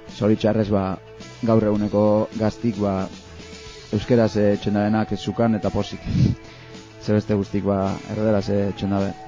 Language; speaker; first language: Basque; native; Basque